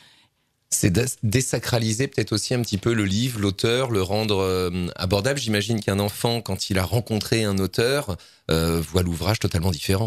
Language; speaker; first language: French; native; French